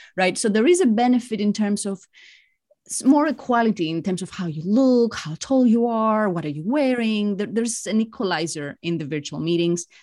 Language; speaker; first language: English; non-native, fluent; Greek